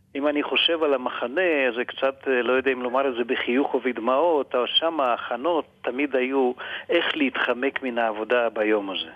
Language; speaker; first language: Hebrew; non-native, fluent; Russian